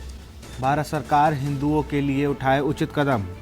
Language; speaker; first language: Hindi; native; Hindi